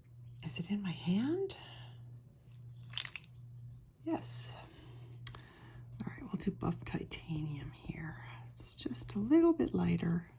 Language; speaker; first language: English; native; English